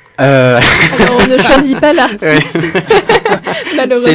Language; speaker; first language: French; native; French